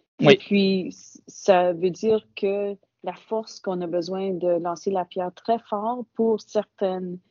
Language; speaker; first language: French; non-native, local second language; English